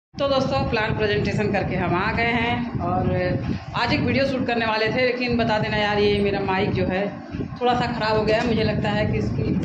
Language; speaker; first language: Hindi; native; Hindi